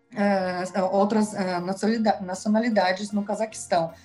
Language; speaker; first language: Portuguese; non-native, fluent; Kazakh